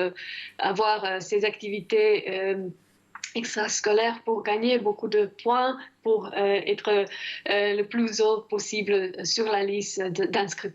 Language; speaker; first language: French; non-native, fluent; Croatian